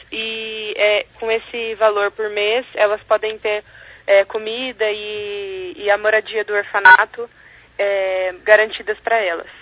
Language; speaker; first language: Portuguese; native; Portuguese